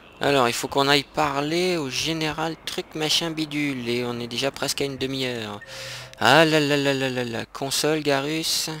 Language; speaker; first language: French; native; French